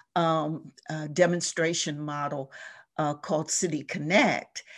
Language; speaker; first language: English; native; English